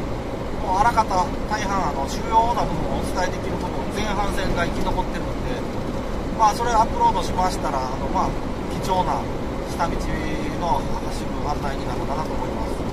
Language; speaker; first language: Japanese; native; Japanese